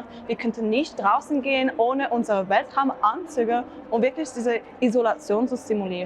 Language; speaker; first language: German; non-native, learner; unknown